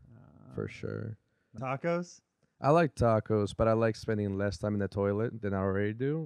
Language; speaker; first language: English; early bilingual, other home language; Spanish